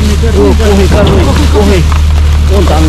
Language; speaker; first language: Spanish; non-native, learner; Filipino